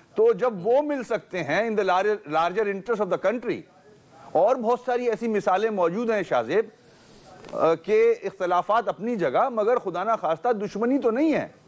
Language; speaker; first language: Urdu; native; Urdu